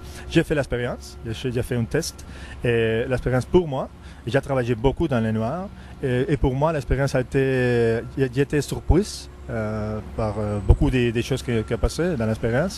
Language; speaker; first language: French; non-native, fluent; Spanish